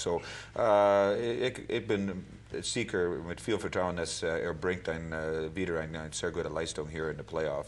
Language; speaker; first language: German; non-native, learner; English